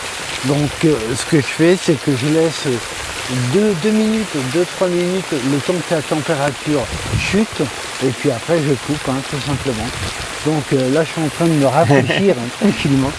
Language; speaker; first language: French; native; French